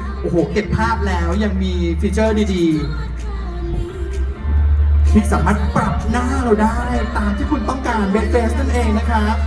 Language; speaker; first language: Thai; native; Thai